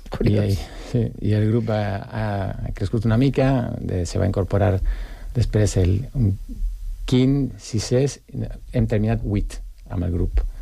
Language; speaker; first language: Catalan; non-native, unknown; Spanish